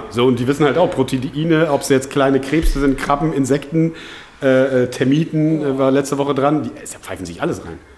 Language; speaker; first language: German; native; German